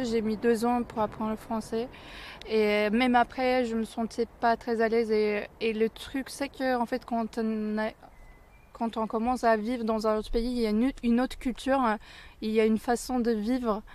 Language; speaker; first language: French; non-native, fluent; Turkish